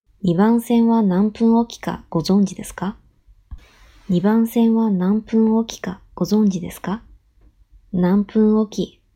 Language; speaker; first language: Japanese; non-native, fluent; Chinese